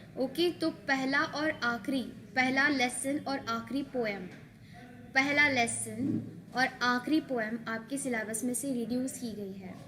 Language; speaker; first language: Hindi; non-native, local second language; Marathi